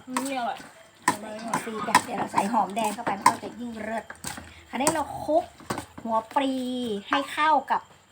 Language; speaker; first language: Thai; native; Thai